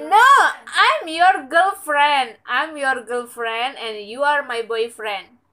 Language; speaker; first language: English; non-native, learner; Indonesian